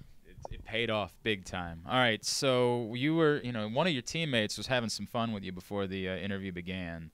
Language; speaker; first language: English; native; English